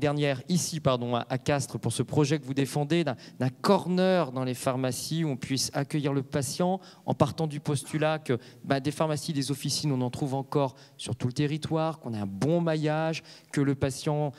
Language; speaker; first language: French; native; French